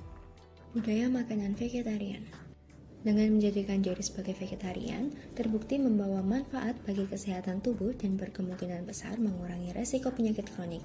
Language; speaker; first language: Indonesian; native; Indonesian